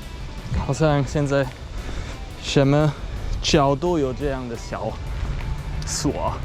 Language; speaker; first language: Chinese; non-native, fluent; German